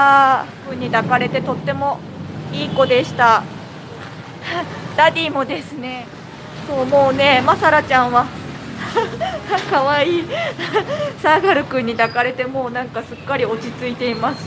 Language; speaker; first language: Japanese; native; Japanese